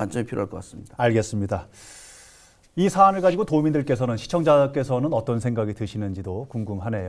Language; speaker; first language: Korean; native; Korean